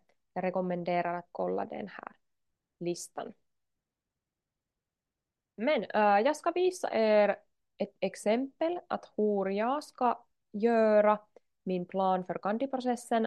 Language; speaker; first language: Swedish; non-native, local second language; Finnish